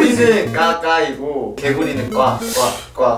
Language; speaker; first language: Korean; non-native, fluent; Chinese